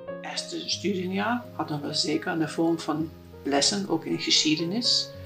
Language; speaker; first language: Dutch; non-native, fluent; German